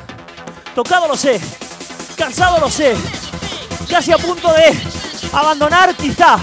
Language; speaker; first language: Spanish; native; Spanish